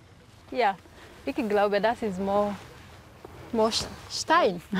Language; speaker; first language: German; non-native, learner; Swahili